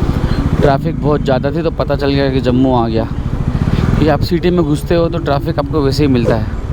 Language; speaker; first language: Hindi; native; Hindi